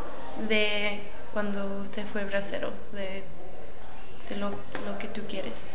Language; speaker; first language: Spanish; early bilingual, other home language; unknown